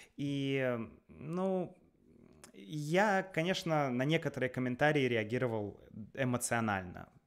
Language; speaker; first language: Russian; native; Russian